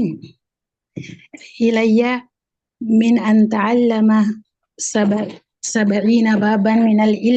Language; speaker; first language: Arabic; non-native, learner; Indonesian